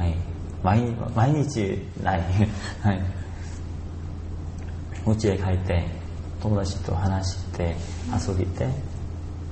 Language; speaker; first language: Japanese; non-native, learner; Korean